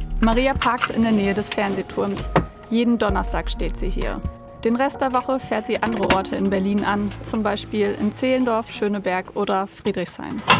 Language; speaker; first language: German; native; German